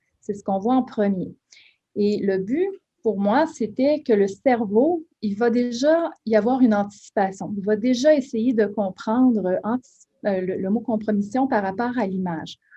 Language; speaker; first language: French; native; French